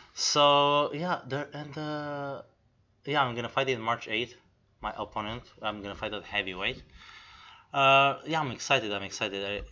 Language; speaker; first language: English; non-native, fluent; Romanian